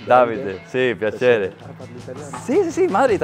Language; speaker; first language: Italian; non-native, learner; English